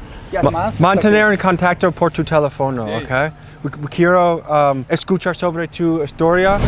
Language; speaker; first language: Spanish; non-native, learner; English